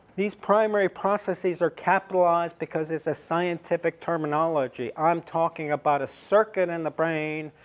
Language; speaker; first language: English; non-native, fluent; Estonian